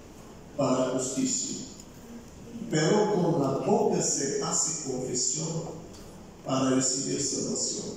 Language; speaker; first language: Spanish; non-native, fluent; Bulgarian